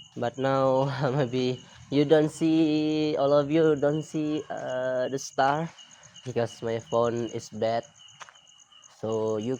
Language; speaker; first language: English; non-native, learner; Indonesian